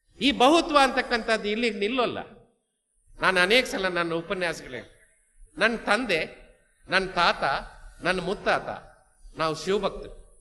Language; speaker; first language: Kannada; non-native, local second language; Telugu